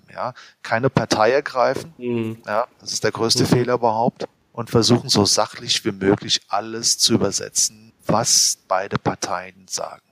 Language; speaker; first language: German; native; German